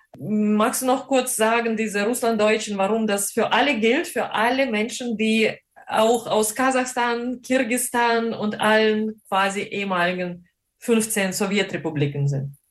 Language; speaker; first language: German; native; German